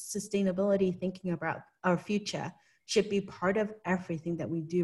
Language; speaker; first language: English; non-native, local second language; Cantonese